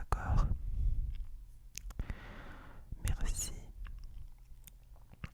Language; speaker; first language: French; non-native, fluent; English